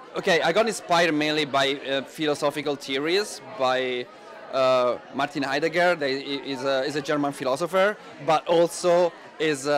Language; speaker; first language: English; non-native, fluent; Italian